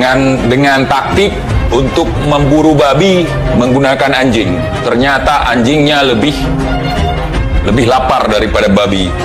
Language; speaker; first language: Indonesian; native; Indonesian